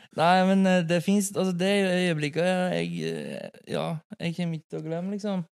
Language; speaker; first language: Norwegian; non-native, fluent; Polish